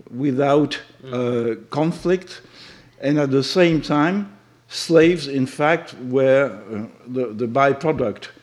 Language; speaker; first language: English; non-native, fluent; French